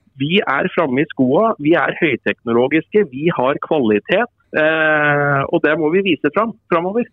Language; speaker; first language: Norwegian; native; Norwegian